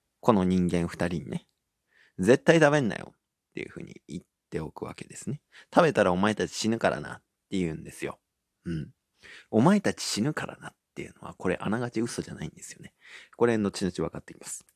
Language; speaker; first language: Japanese; native; Japanese